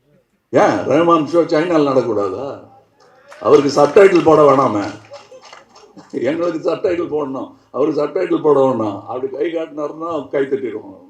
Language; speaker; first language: Tamil; native; Tamil